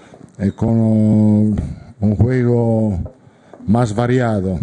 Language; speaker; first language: Spanish; non-native, fluent; Italian